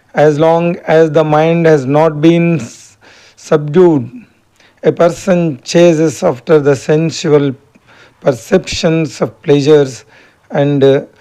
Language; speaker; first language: English; non-native, local second language; Telugu